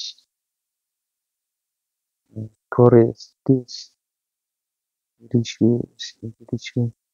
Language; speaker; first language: Japanese; non-native, learner; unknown